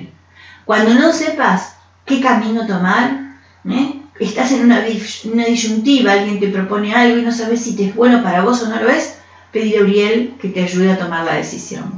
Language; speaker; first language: Spanish; native; Spanish